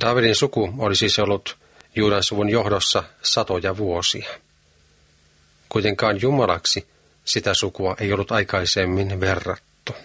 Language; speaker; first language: Finnish; native; Finnish